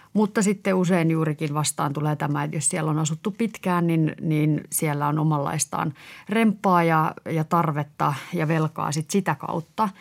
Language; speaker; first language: Finnish; native; Finnish